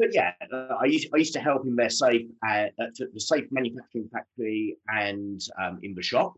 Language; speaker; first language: English; native; English